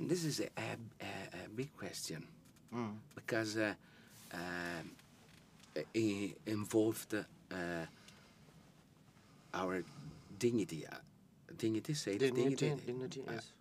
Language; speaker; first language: English; non-native, learner; Italian